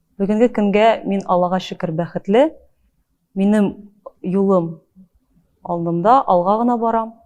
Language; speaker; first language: Tatar; early bilingual, heritage; Tatar